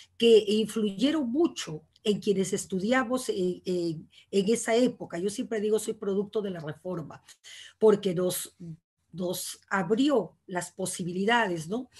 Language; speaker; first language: Spanish; native; Spanish